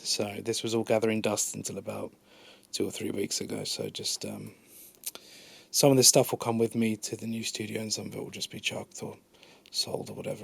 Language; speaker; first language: English; native; English